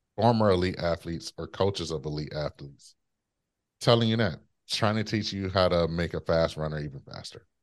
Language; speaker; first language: English; native; English